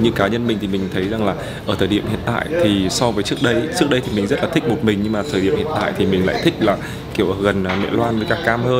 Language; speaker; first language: Vietnamese; native; Vietnamese